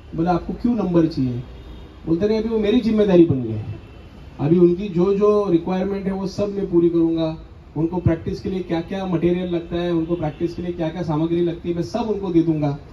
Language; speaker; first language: Hindi; non-native, local second language; Marathi